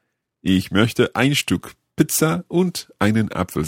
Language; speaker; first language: German; non-native, learner; English